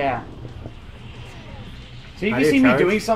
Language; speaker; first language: English; native; English